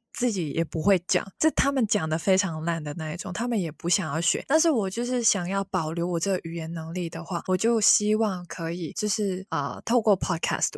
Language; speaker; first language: Chinese; non-native, local second language; Cantonese